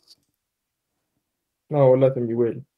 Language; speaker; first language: French; native; French